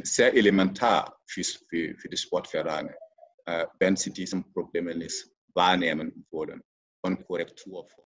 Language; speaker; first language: German; non-native, fluent; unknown